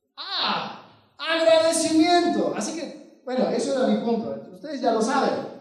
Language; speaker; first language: Spanish; early bilingual, heritage; Spanish